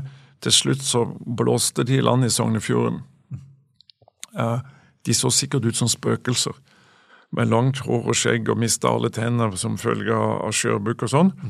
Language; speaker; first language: Norwegian; native; Norwegian